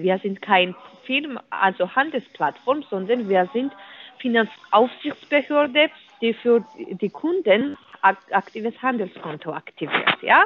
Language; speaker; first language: German; non-native, learner; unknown